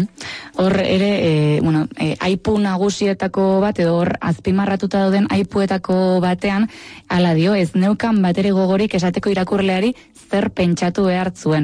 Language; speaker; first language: Basque; native; Basque